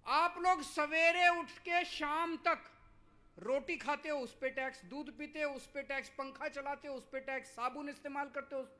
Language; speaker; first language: Hindi; native; Hindi